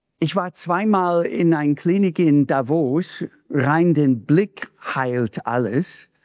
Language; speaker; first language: German; non-native, fluent; English